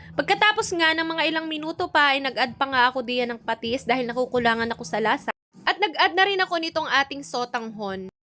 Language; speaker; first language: Filipino; native; Filipino